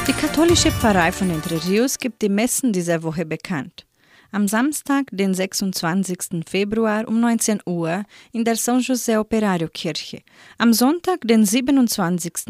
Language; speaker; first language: German; native; German